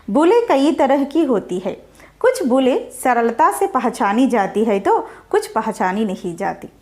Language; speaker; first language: Hindi; non-native, local second language; Telugu